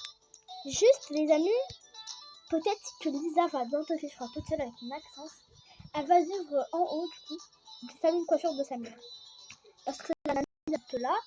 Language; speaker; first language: French; native; French